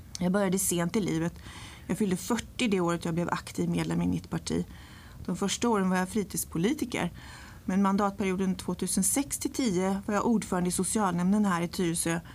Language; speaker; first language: Swedish; early bilingual, other home language; English